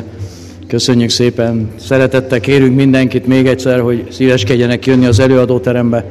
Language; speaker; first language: Hungarian; native; Hungarian